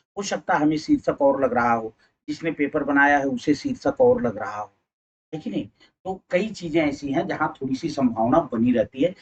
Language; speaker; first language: Hindi; native; Hindi